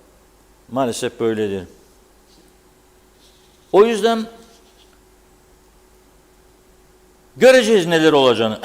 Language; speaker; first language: Turkish; native; Turkish